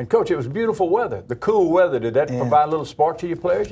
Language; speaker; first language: English; native; English